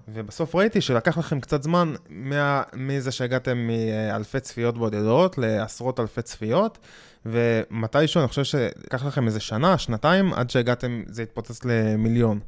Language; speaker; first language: Hebrew; native; Hebrew